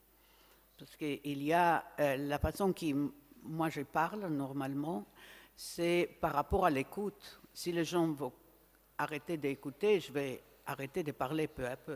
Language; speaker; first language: French; non-native, fluent; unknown